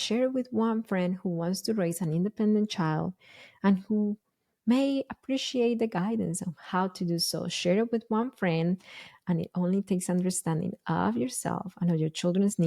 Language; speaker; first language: English; non-native, fluent; Spanish